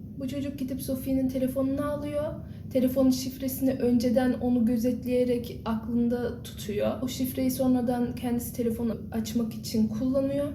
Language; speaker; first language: Turkish; early bilingual, heritage; Turkish